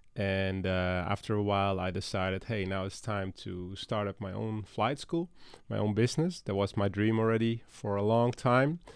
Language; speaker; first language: English; non-native, fluent; Dutch